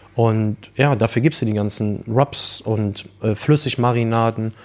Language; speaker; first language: German; native; German